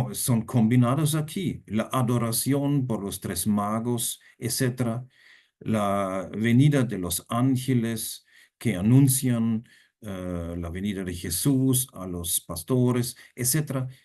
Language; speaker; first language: Spanish; non-native, fluent; German